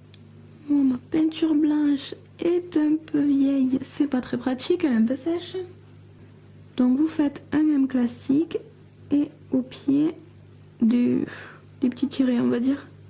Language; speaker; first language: French; native; French